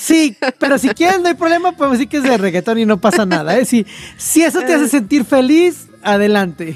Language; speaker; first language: Spanish; native; Spanish